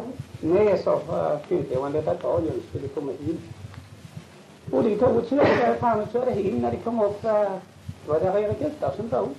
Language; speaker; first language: Swedish; native; Swedish